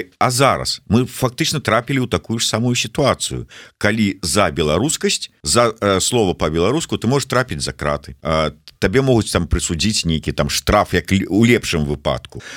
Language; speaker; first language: Belarusian; non-native, local second language; Russian